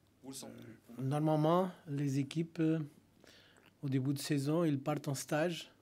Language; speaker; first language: French; non-native, fluent; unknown